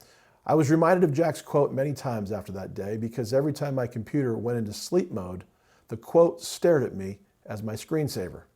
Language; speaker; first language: English; native; English